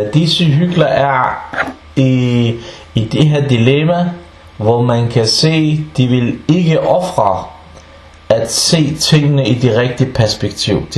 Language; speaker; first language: Danish; early bilingual, other home language; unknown